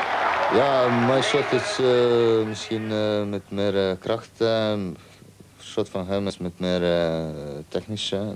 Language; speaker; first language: Dutch; non-native, learner; Croatian